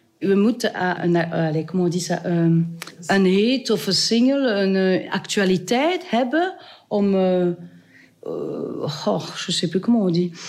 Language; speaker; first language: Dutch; non-native, local second language; French